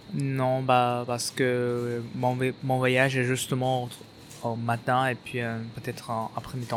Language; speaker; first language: French; non-native, fluent; Chinese